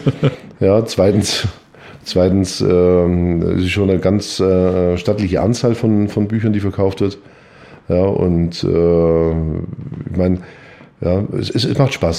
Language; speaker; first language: German; native; German